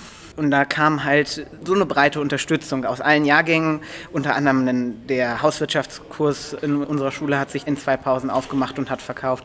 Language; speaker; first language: German; native; German